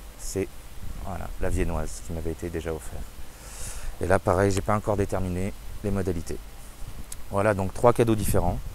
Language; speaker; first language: French; native; French